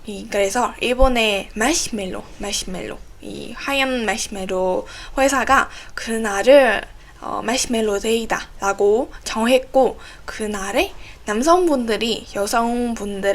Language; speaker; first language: Korean; non-native, fluent; Burmese